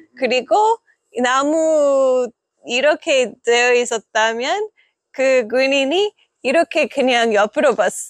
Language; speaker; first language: Korean; non-native, fluent; English